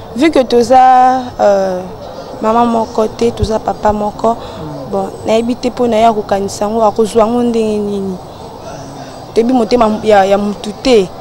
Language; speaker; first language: Lingala; non-native, local second language; Luba-Lulua